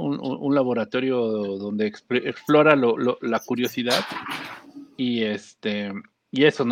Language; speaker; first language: Spanish; native; Spanish